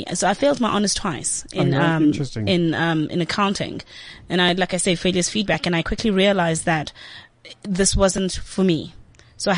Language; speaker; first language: English; non-native, local second language; Zulu